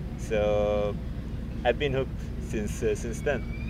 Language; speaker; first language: English; non-native, fluent; Turkish